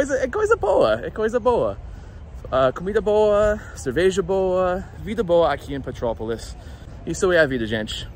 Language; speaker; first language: Portuguese; non-native, learner; English